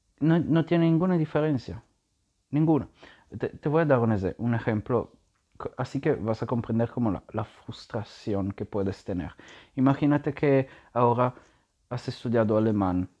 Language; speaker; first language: Spanish; non-native, learner; Italian